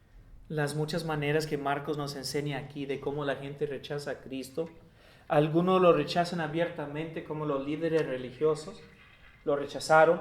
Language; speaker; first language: Spanish; non-native, fluent; English